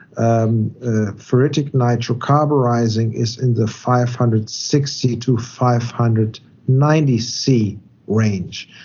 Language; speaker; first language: English; non-native, fluent; German